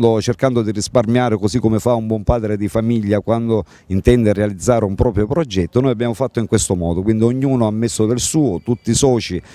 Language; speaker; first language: Italian; native; Italian